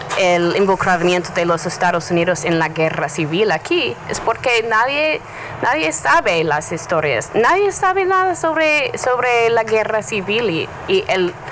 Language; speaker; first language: Spanish; non-native, learner; English